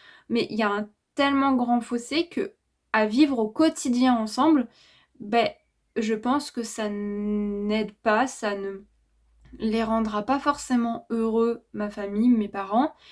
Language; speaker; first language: French; native; French